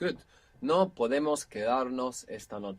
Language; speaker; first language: Spanish; non-native, fluent; English